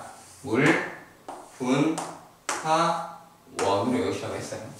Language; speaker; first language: Korean; native; Korean